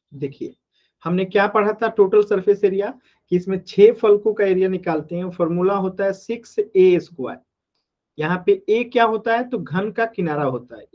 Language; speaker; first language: Hindi; native; Hindi